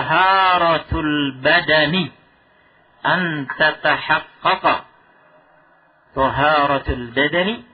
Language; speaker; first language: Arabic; non-native, fluent; Indonesian